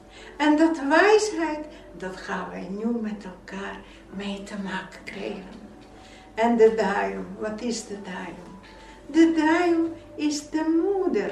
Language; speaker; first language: Dutch; non-native, fluent; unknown